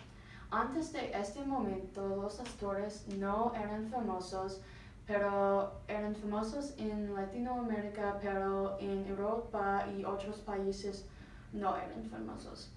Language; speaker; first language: Spanish; non-native, learner; English